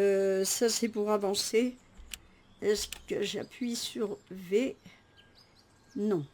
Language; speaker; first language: French; native; French